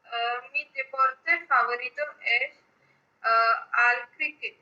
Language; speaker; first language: Spanish; non-native, learner; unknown